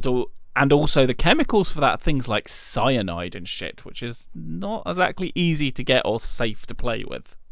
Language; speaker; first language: English; native; English